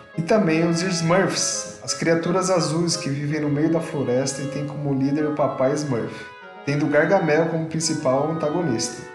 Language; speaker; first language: Portuguese; native; Portuguese